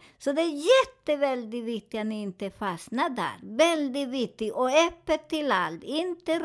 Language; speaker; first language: Swedish; non-native, learner; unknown